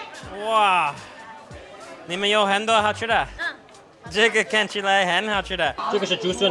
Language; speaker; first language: Chinese; non-native, learner; English